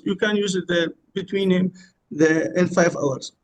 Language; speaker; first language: English; non-native, learner; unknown